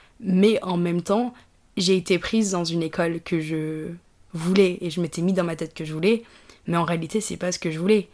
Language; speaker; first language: French; native; French